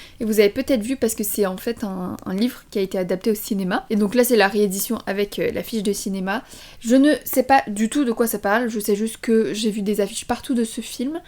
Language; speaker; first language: French; early bilingual, other home language; Vietnamese